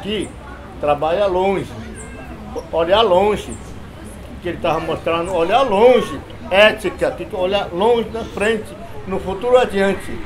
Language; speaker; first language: Portuguese; non-native, local second language; Yanomámi